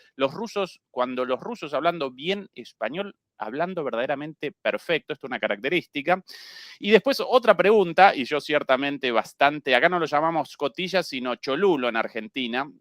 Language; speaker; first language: Spanish; native; Spanish